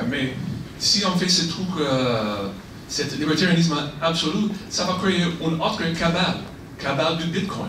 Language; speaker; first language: French; non-native, fluent; Persian